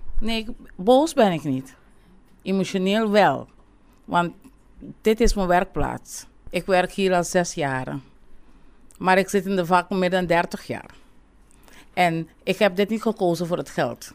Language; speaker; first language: Dutch; non-native, local second language; Papiamento